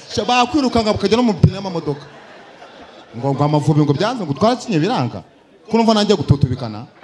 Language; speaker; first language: Kinyarwanda; native; Kinyarwanda